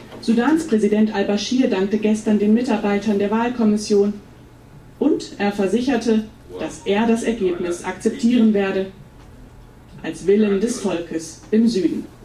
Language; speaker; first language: German; native; German